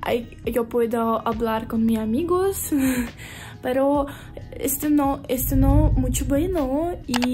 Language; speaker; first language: Spanish; non-native, learner; Russian